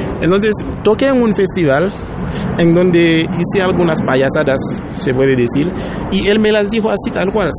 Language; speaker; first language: Spanish; non-native, fluent; Haitian Creole